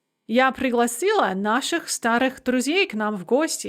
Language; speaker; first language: Russian; non-native, fluent; English